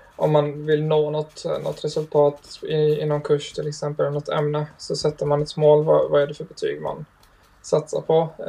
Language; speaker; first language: Swedish; early bilingual, other home language; Arabic